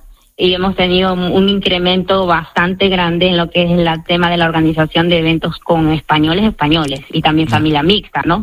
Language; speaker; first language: Spanish; native; Spanish